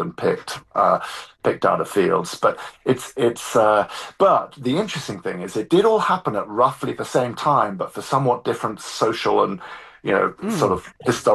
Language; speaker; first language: English; native; English